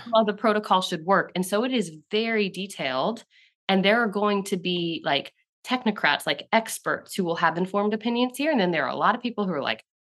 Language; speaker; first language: English; native; English